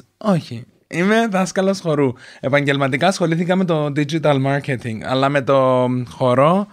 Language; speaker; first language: Greek; native; Greek